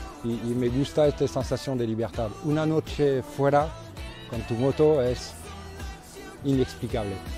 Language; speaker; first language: Spanish; non-native, fluent; French